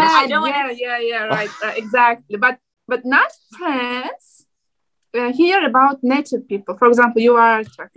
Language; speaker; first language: English; non-native, learner; Turkmen